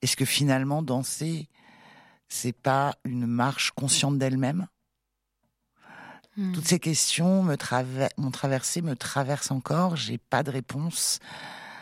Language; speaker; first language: French; native; French